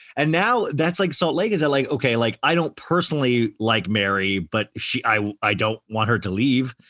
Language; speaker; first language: English; native; English